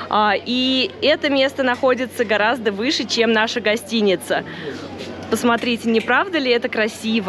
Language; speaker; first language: Russian; native; Russian